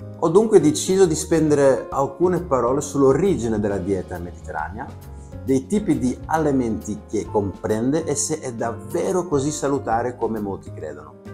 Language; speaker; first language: Italian; non-native, fluent; Latvian